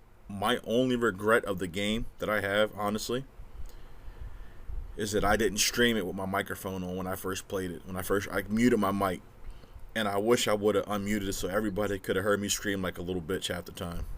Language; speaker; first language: English; native; English